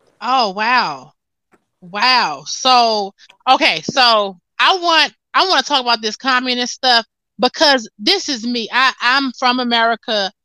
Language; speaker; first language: English; native; English